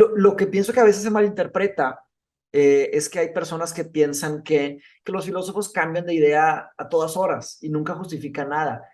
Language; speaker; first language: Spanish; early bilingual, other home language; Portuguese